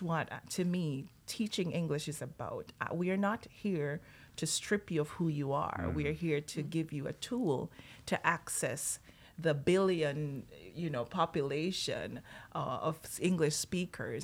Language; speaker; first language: English; non-native, local second language; Jamaican Creole English